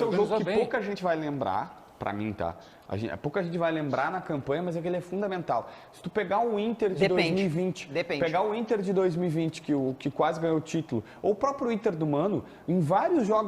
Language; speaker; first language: Portuguese; native; Portuguese